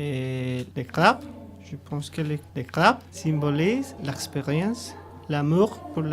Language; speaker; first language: French; non-native, learner; Spanish